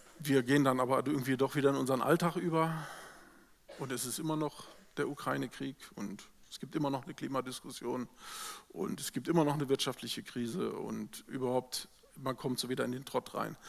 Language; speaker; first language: German; native; German